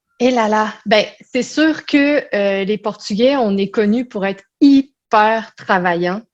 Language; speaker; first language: French; early bilingual, other home language; Portuguese